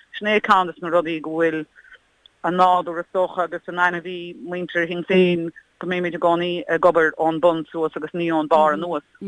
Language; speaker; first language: Irish; native; Irish